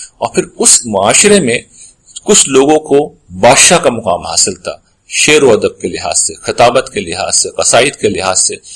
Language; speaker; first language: Urdu; native; Urdu